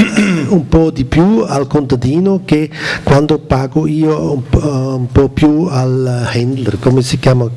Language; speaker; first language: Italian; non-native, learner; German